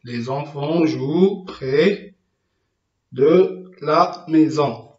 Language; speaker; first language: French; non-native, local second language; Arabic